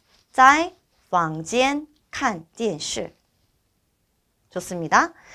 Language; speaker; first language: Chinese; non-native, fluent; Korean